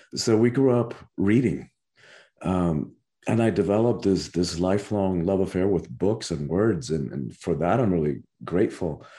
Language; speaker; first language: English; early bilingual, other home language; Spanish